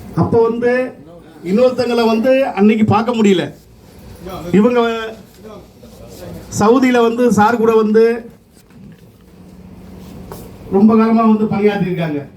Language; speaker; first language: Tamil; native; Tamil